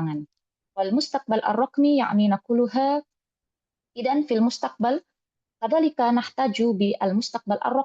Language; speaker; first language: Arabic; non-native, learner; Indonesian